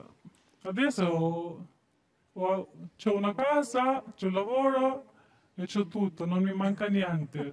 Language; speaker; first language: Italian; non-native, learner; Albanian